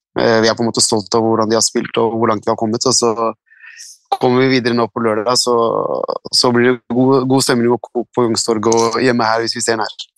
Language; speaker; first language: Norwegian; early bilingual, other home language; Arabic